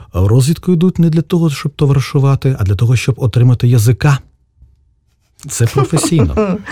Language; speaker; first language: Ukrainian; native; Ukrainian